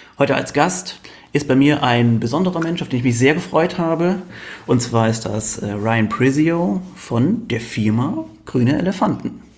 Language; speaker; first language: German; native; German